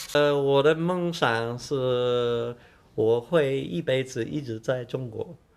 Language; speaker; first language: Chinese; non-native, fluent; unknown